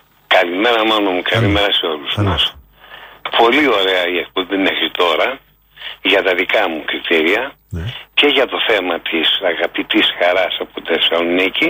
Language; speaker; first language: Greek; native; Greek